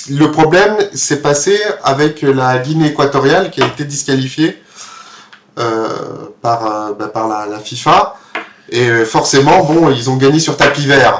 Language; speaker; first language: French; native; French